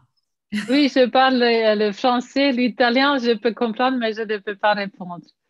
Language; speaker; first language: French; non-native, fluent; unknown